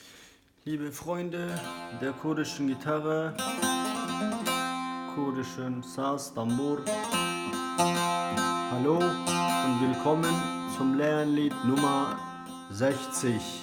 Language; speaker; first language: German; non-native, fluent; Kurdish